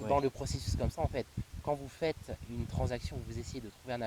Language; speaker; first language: French; native; French